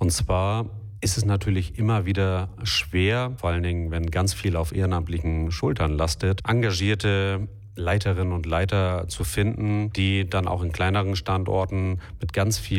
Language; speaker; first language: German; native; German